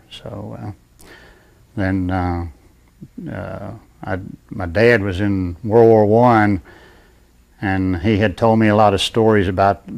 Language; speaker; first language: English; native; English